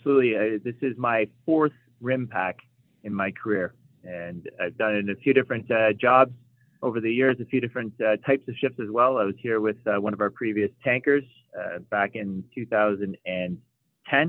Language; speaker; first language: English; native; English